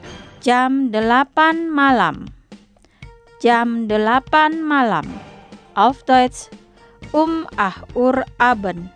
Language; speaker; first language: German; non-native, fluent; Indonesian